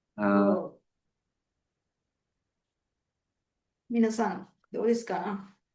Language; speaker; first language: Japanese; non-native, fluent; Sinhala